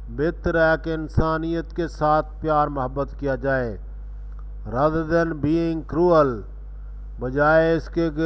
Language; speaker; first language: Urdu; non-native, local second language; Punjabi